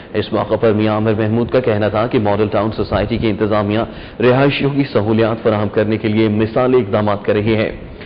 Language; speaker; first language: Urdu; non-native, local second language; Punjabi